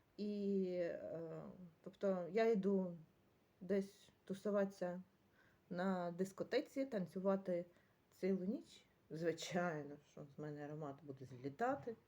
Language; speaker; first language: Ukrainian; native; Ukrainian